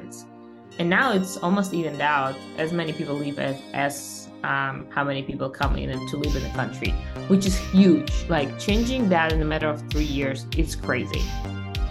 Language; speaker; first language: English; non-native, fluent; Russian